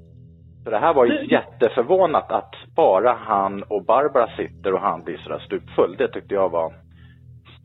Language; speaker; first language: Swedish; native; Swedish